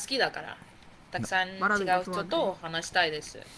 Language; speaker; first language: Japanese; non-native, learner; Spanish